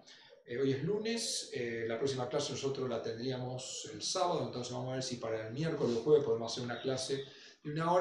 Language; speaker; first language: Spanish; native; Spanish